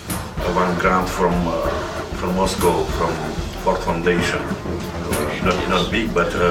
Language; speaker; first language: English; non-native, learner; Russian